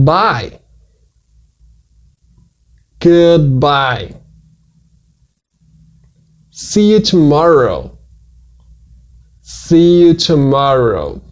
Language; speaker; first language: English; non-native, fluent; Portuguese